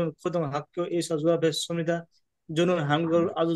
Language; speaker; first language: Korean; non-native, learner; Bangla